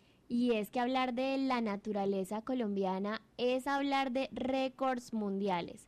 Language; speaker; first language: Spanish; native; Spanish